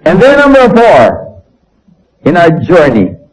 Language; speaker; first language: English; non-native, local second language; Filipino